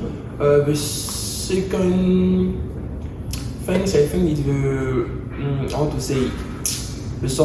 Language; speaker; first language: English; non-native, learner; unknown